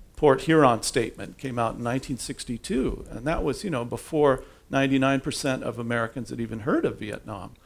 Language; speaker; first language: English; native; English